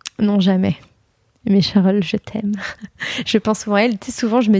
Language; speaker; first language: French; native; French